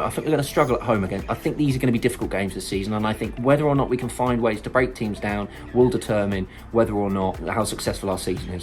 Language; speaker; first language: English; native; English